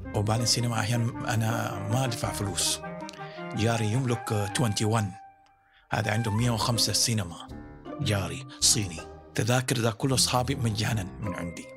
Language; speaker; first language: Arabic; early bilingual, other home language; Indonesian